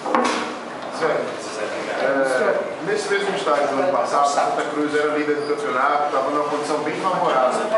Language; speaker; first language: Portuguese; native; Portuguese